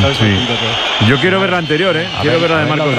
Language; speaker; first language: Spanish; native; Spanish